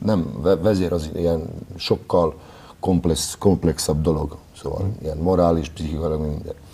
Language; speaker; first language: Hungarian; non-native, fluent; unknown